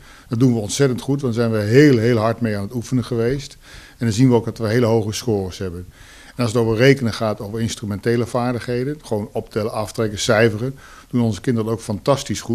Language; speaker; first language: Dutch; native; Dutch